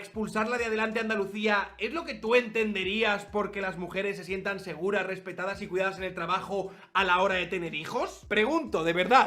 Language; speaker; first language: Spanish; native; Spanish